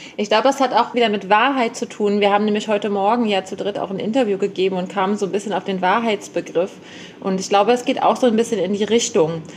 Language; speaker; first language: German; native; German